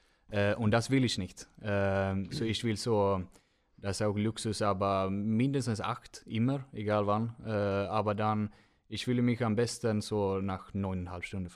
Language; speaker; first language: German; non-native, fluent; Swedish